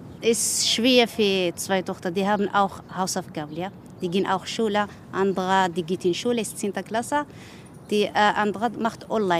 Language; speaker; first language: German; non-native, learner; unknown